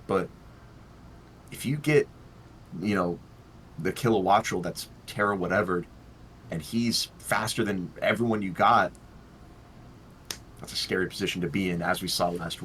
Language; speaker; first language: English; native; English